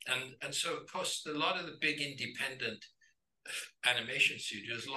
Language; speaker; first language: English; native; English